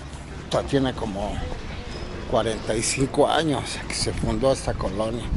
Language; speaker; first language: Spanish; native; Spanish